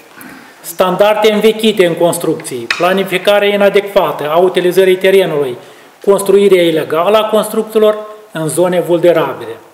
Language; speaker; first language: Romanian; native; Romanian